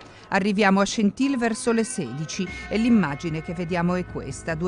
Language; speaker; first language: Italian; native; Italian